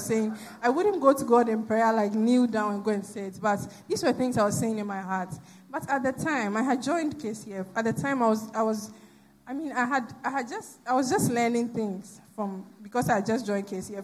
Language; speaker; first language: English; non-native, local second language; Akan